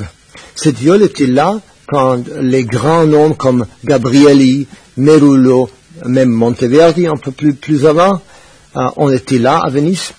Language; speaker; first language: French; non-native, fluent; Spanish